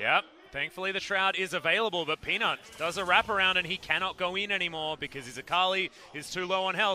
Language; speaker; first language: English; native; English